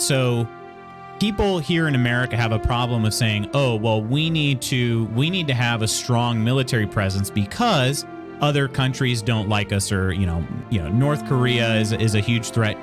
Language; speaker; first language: English; native; English